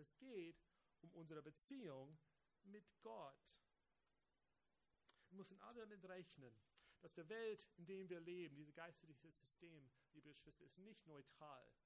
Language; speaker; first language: German; non-native, fluent; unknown